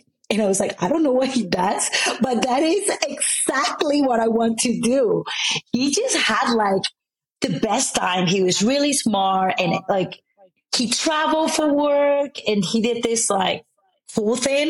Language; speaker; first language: English; non-native, fluent; Spanish